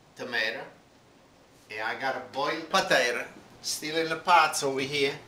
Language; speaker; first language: English; non-native, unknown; Italian